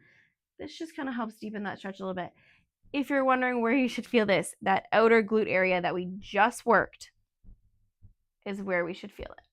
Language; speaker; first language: English; native; English